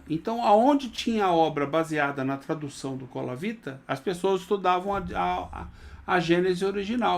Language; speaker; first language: Portuguese; native; Portuguese